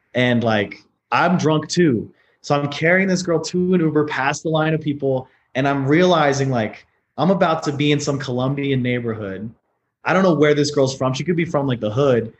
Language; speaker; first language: English; native; English